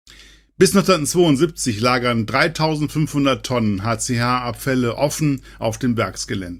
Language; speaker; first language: German; native; German